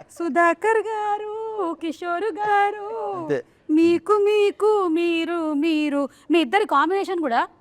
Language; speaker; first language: Telugu; non-native, local second language; Malayalam